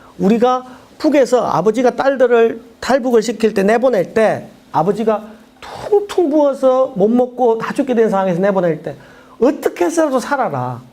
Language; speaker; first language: Korean; native; Korean